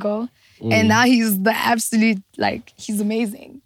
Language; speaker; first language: English; non-native, local second language; Zulu